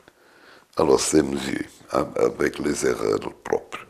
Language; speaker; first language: French; non-native, fluent; Portuguese